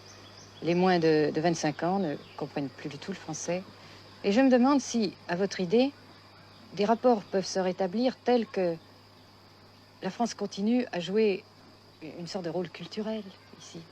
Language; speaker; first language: French; native; French